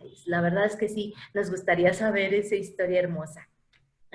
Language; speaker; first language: Spanish; native; Spanish